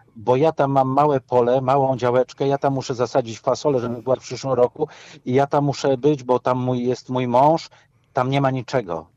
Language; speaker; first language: Polish; native; Polish